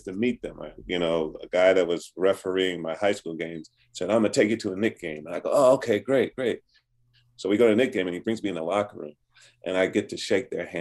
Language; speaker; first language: English; native; English